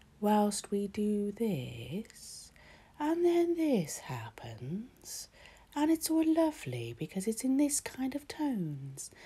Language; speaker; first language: English; native; English